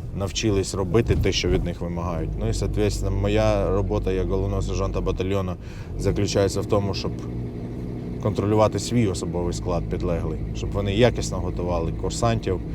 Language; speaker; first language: Ukrainian; non-native, local second language; Russian